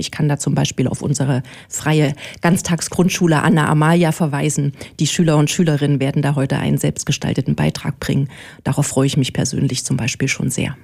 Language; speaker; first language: German; native; German